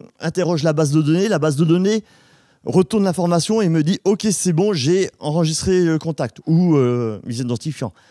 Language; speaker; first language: French; native; French